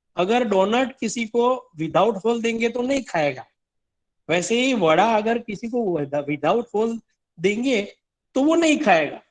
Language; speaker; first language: Hindi; non-native, local second language; Gujarati